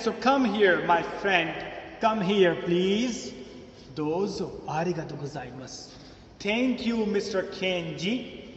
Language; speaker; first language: English; non-native, fluent; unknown